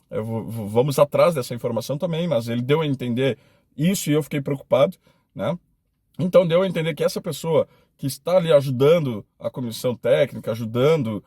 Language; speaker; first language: Portuguese; native; Portuguese